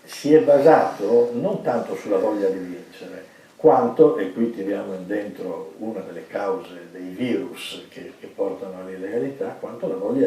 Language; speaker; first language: Italian; native; Italian